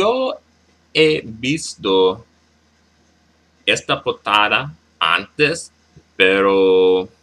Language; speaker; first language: Spanish; non-native, learner; English